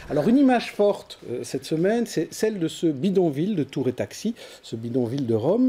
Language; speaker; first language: French; native; French